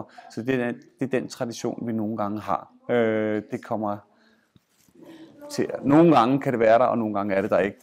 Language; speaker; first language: Danish; native; Danish